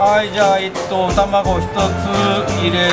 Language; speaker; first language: Japanese; native; Japanese